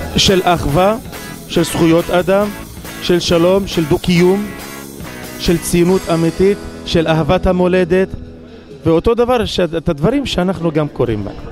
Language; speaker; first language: Hebrew; non-native, local second language; Arabic